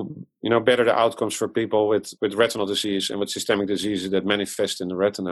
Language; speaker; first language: English; non-native, fluent; Dutch